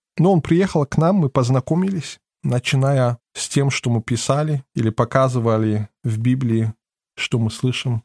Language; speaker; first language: Russian; early bilingual, heritage; German